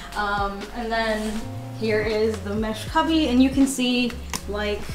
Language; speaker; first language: English; native; English